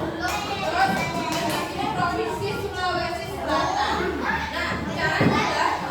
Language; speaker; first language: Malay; non-native, local second language; Javanese